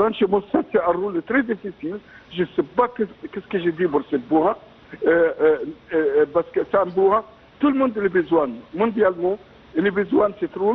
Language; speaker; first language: French; non-native, fluent; Arabic